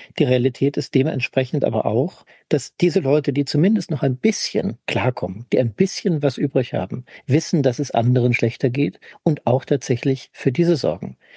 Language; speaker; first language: German; native; German